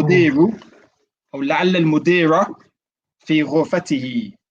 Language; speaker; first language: Arabic; non-native, fluent; English